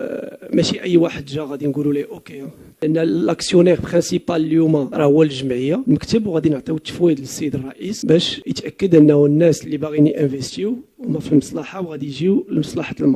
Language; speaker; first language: Arabic; native; Arabic